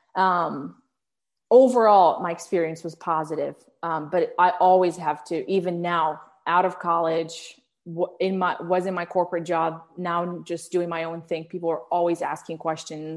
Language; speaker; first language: English; early bilingual, other home language; Arabic